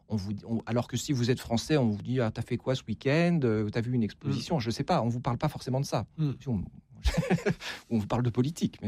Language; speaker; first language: French; native; French